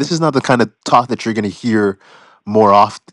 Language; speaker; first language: English; native; English